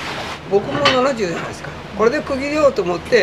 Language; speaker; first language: Japanese; native; Japanese